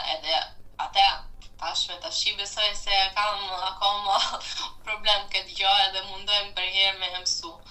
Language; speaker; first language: Albanian; non-native, learner; Italian